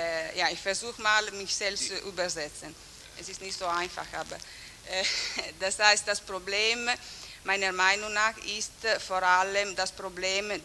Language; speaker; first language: German; non-native, fluent; Italian